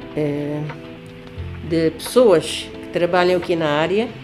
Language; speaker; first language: Portuguese; non-native, local second language; Kabuverdianu